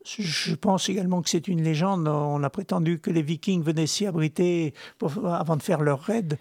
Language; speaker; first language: French; non-native, local second language; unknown